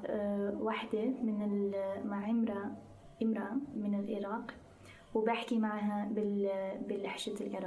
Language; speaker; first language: Arabic; non-native, fluent; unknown